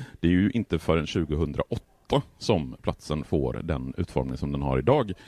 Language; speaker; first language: Swedish; native; Swedish